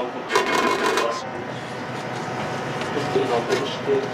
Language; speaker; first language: Japanese; native; Japanese